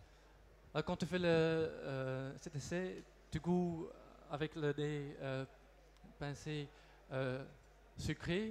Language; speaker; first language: French; non-native, local second language; Dutch